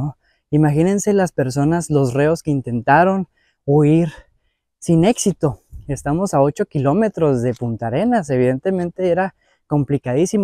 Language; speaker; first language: Spanish; native; Spanish